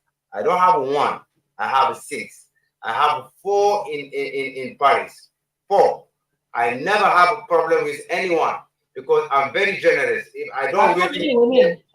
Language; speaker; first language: English; non-native, learner; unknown